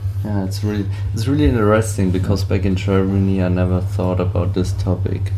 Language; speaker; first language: English; non-native, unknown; German